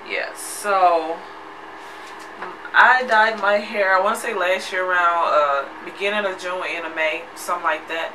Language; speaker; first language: English; native; English